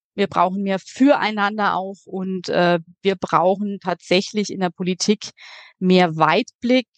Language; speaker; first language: German; native; German